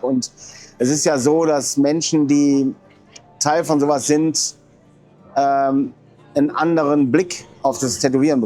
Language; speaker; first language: German; native; German